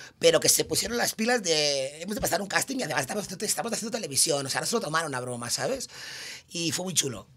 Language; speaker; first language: Spanish; native; Spanish